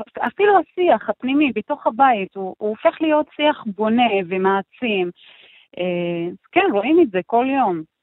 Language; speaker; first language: Hebrew; non-native, local second language; Arabic